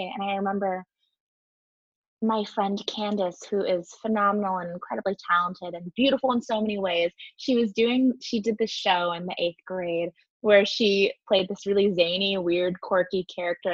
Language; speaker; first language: English; native; English